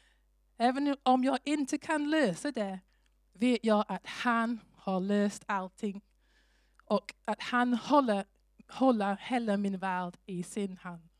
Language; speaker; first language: Swedish; non-native, fluent; English